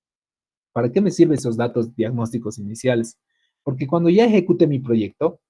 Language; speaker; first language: Spanish; native; Spanish